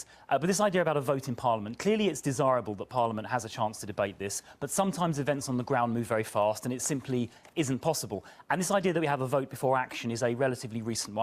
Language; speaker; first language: English; native; English